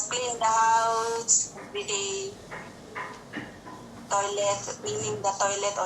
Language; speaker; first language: English; non-native, learner; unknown